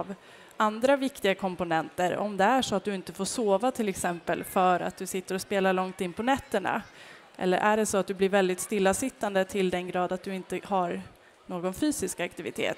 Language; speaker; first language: Swedish; native; Swedish